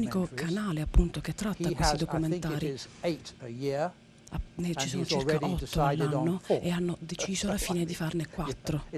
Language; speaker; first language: Italian; native; Italian